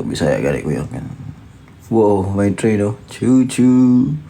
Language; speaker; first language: Filipino; non-native, local second language; Cebuano